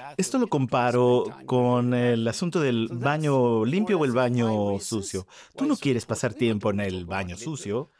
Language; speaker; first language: Spanish; non-native, fluent; Swedish